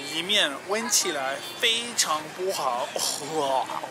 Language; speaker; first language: Chinese; non-native, learner; English